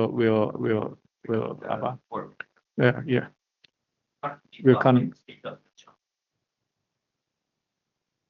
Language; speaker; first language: English; non-native, learner; Indonesian